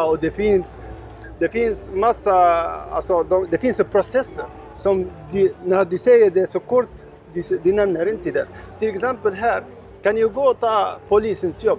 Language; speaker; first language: Swedish; non-native, learner; Arabic